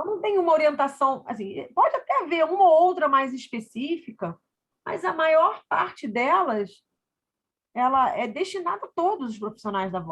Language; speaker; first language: Portuguese; native; Portuguese